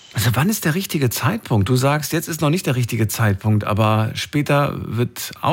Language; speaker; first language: German; native; German